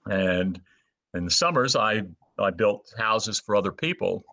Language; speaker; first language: English; native; English